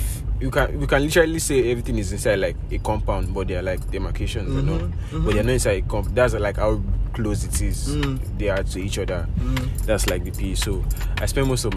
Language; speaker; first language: English; non-native, local second language; Yoruba